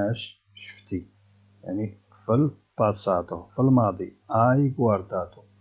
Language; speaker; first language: Italian; non-native, fluent; Arabic